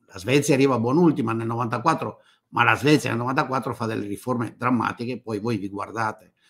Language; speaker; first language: Italian; native; Italian